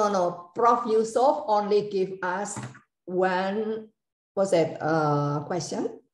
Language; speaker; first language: English; non-native, learner; Indonesian